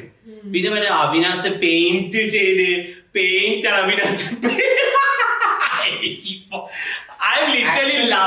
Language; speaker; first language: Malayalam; non-native, fluent; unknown